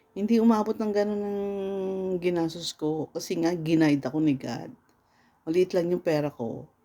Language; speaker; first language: Filipino; native; Filipino